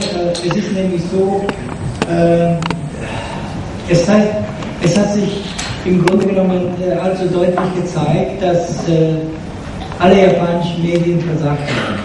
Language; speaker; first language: German; non-native, fluent; Japanese